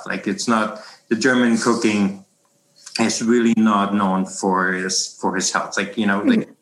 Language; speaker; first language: English; non-native, fluent; German